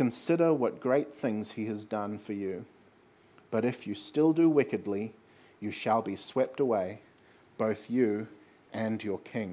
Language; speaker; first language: English; native; English